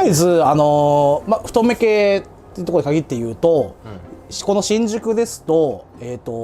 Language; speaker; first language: Japanese; native; Japanese